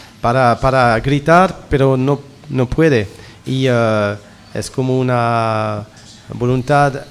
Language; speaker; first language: Spanish; non-native, learner; French